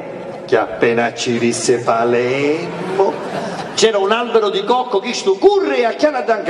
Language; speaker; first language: Italian; native; Italian